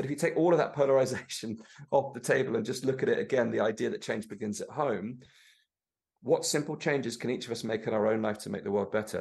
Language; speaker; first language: English; native; English